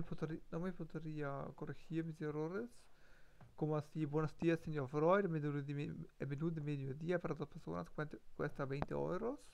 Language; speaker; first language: Spanish; non-native, learner; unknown